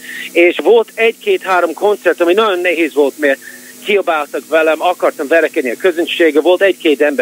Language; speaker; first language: Hungarian; early bilingual, heritage; Hungarian